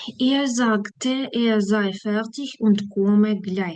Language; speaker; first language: German; non-native, fluent; Ukrainian